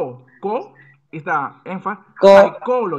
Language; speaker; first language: English; non-native, fluent; Spanish